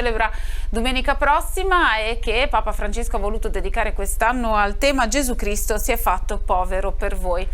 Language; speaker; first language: Italian; native; Italian